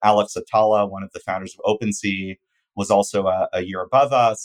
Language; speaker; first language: English; native; English